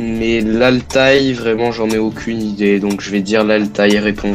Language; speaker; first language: French; native; French